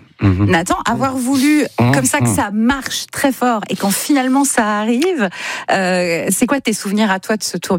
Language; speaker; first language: French; native; French